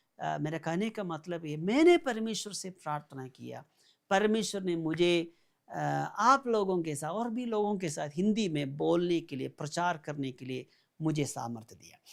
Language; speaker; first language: Hindi; non-native, local second language; Malayalam